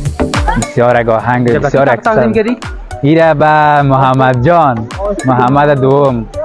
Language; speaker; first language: Persian; native; Persian